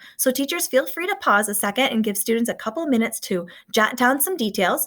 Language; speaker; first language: English; native; English